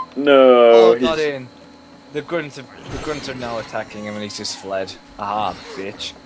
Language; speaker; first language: English; native; English